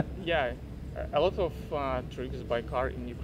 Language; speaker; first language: English; non-native, learner; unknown